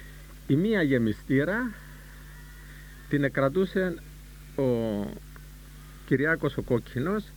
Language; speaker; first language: Greek; native; Greek